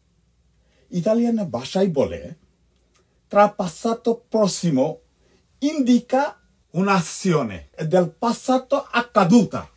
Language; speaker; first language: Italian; non-native, fluent; Bangla